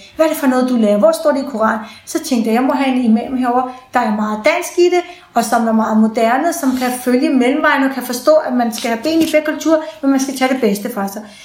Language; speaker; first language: Danish; early bilingual, other home language; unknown